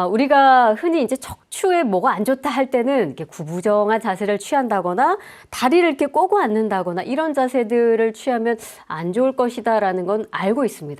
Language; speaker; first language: Korean; native; Korean